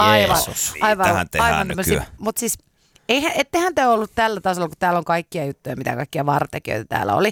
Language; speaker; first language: Finnish; native; Finnish